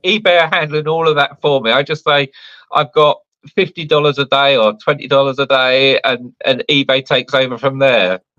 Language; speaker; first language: English; native; English